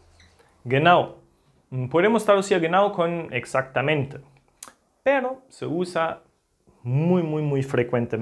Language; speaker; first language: Spanish; non-native, fluent; German